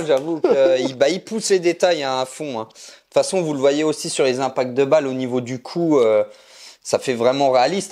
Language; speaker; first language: French; native; French